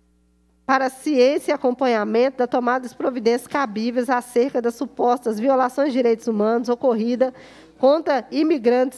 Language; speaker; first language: Portuguese; native; Portuguese